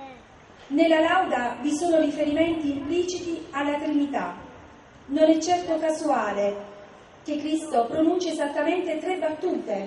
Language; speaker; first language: Italian; native; Italian